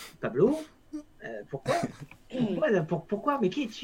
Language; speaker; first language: French; native; French